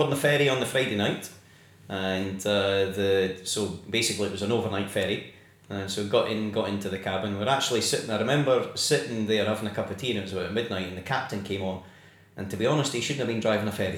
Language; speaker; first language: English; native; English